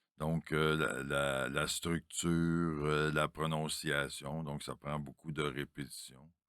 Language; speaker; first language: French; native; French